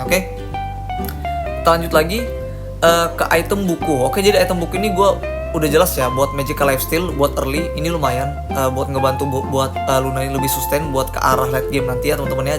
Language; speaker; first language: Indonesian; native; Indonesian